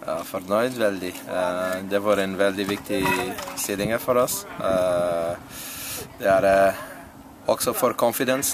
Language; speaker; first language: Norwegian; non-native, learner; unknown